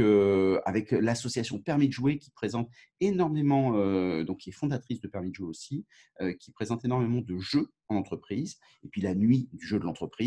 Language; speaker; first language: French; native; French